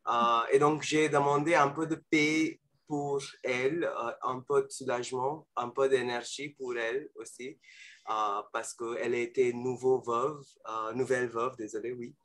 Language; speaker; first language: French; non-native, fluent; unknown